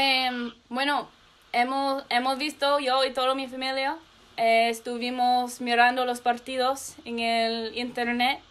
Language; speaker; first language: Spanish; non-native, learner; English